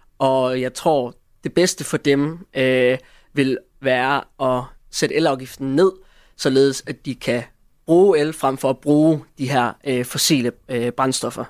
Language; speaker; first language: Danish; native; Danish